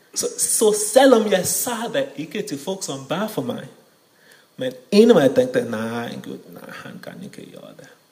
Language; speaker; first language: Norwegian; non-native, fluent; Yoruba